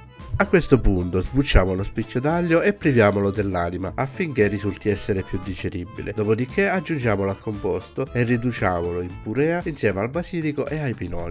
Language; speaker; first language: Italian; native; Italian